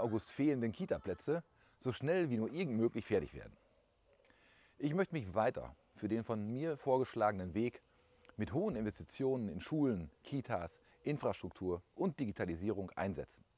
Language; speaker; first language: German; native; German